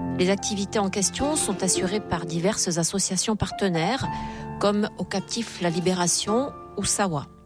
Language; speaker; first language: French; native; French